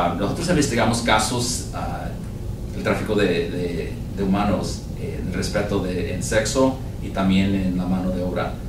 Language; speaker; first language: Spanish; early bilingual, heritage; Spanish